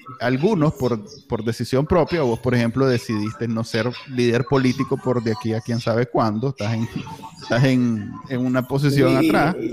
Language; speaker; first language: Spanish; native; Spanish